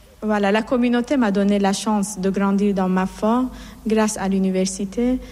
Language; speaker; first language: French; non-native, fluent; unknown